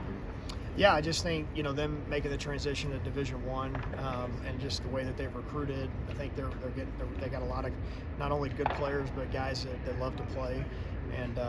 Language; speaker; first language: English; native; English